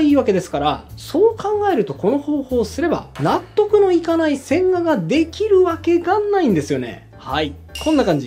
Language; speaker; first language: Japanese; native; Japanese